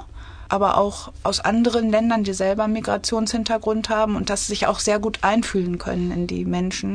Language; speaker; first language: German; native; German